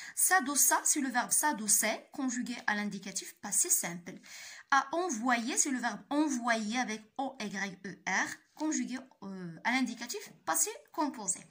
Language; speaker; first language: French; non-native, local second language; Arabic